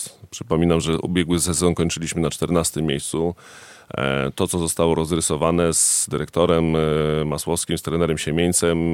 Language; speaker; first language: Polish; native; Polish